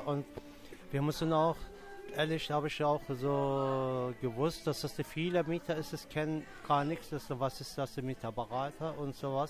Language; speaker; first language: German; non-native, local second language; Turkish